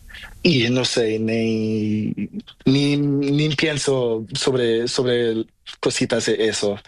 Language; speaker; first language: Spanish; non-native, learner; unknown